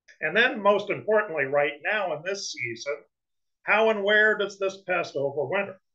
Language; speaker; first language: English; native; English